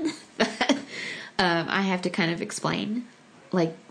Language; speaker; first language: English; early bilingual, other home language; Korean